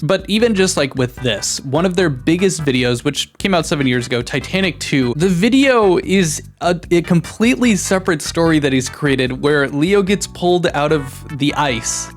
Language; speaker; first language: English; native; English